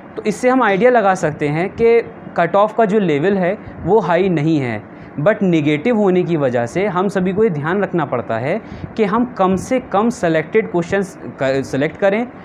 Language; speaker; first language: Hindi; native; Hindi